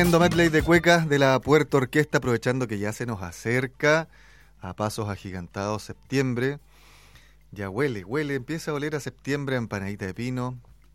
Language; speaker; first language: Spanish; native; Spanish